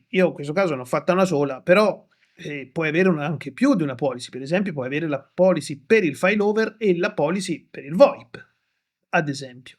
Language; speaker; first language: Italian; native; Italian